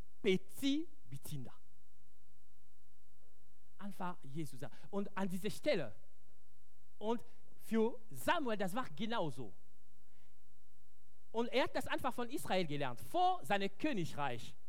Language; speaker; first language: German; non-native, fluent; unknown